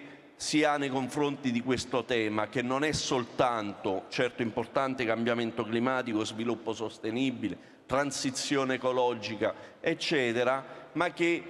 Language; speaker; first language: Italian; native; Italian